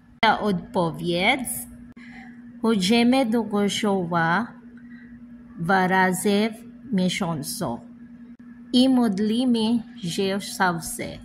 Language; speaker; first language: Polish; non-native, learner; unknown